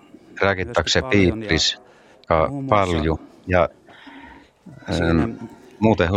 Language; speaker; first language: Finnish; non-native, learner; Estonian